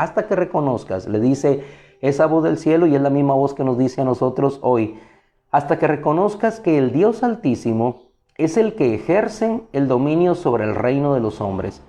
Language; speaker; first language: Spanish; native; Spanish